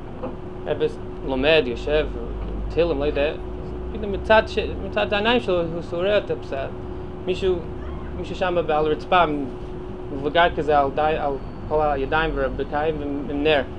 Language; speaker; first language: Hebrew; non-native, fluent; English